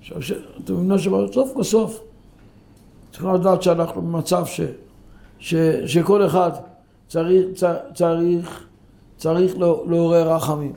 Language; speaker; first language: Hebrew; non-native, local second language; Yiddish